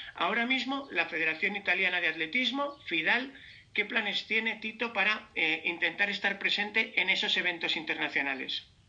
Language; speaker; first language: Spanish; native; Spanish